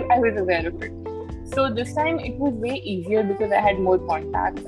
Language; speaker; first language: English; non-native, local second language; Hindi